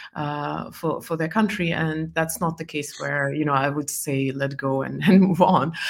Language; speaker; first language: English; non-native, fluent; Estonian